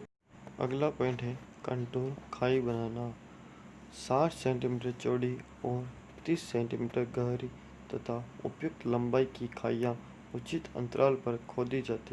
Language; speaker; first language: Hindi; native; Hindi